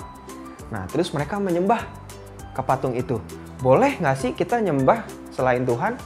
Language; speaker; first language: Indonesian; native; Indonesian